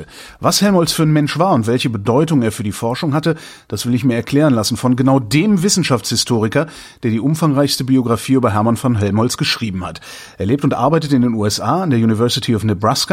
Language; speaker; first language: German; native; German